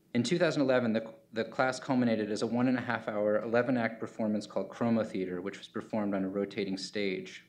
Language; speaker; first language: English; native; English